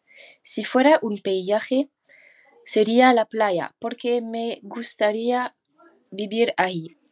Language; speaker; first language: Spanish; non-native, learner; French